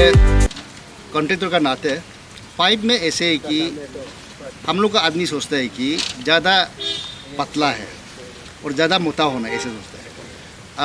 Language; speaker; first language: Hindi; non-native, local second language; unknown